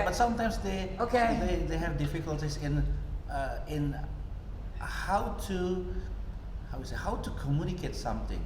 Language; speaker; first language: English; non-native, fluent; Indonesian